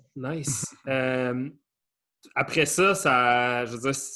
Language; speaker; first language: French; native; French